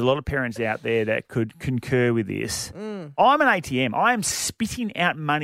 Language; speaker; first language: English; native; English